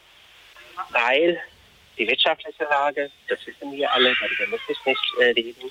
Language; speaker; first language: German; non-native, fluent; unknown